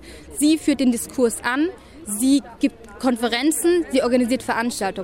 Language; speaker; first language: German; native; German